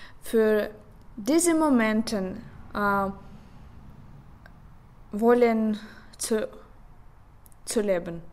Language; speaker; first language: German; non-native, learner; Russian